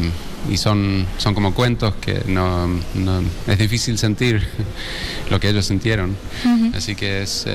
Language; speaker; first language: Spanish; early bilingual, heritage; Spanish